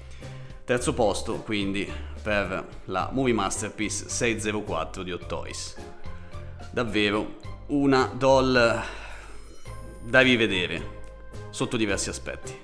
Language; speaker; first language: Italian; native; Italian